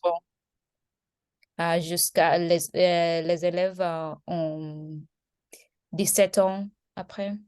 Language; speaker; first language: French; non-native, learner; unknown